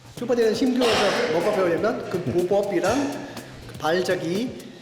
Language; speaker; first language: Korean; non-native, learner; Danish